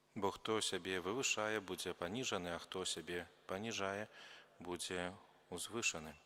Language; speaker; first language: Belarusian; native; Belarusian